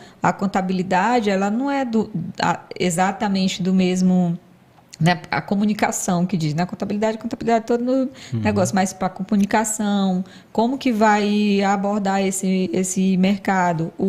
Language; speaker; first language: Portuguese; native; Portuguese